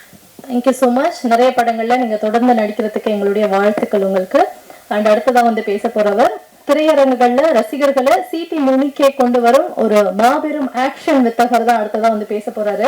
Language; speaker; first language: Tamil; native; Tamil